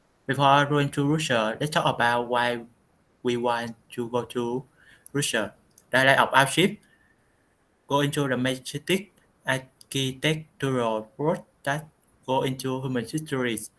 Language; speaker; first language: English; non-native, learner; Vietnamese